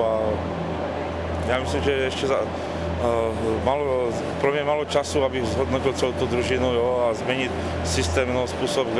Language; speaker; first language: Polish; non-native, learner; Czech